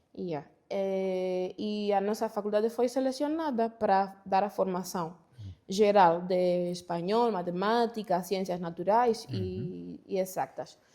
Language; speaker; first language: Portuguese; non-native, fluent; Spanish